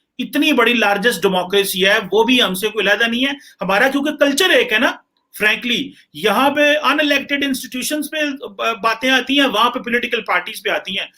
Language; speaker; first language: Hindi; non-native, local second language; Punjabi